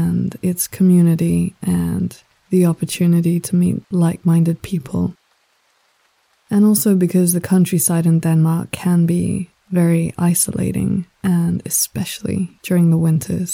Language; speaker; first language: English; native; English